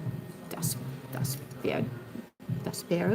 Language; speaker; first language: German; non-native, learner; English